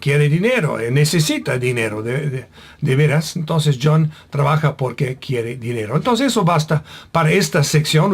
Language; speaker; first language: Spanish; non-native, fluent; English